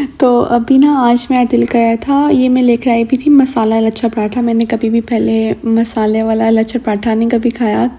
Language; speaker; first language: Urdu; native; Urdu